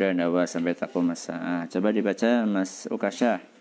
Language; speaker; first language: Indonesian; native; Indonesian